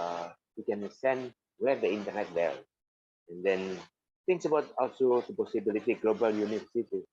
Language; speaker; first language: English; non-native, fluent; Indonesian